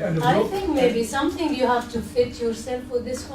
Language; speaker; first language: English; non-native, learner; Arabic